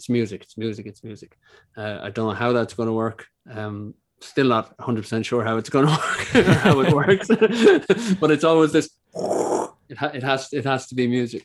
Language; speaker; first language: English; native; English